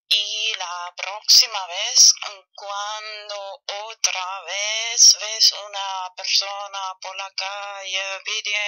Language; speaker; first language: Spanish; non-native, learner; German